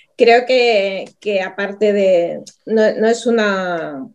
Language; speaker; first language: Spanish; non-native, local second language; Catalan